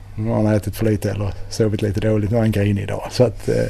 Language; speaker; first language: Swedish; native; Swedish